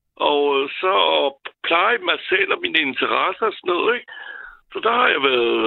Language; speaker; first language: Danish; non-native, fluent; French